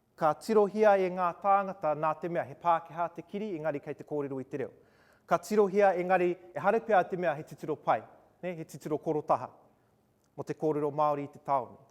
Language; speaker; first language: Māori; non-native, local second language; English